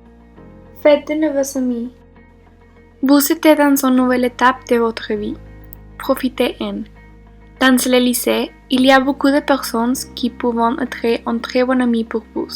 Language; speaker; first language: French; non-native, learner; Spanish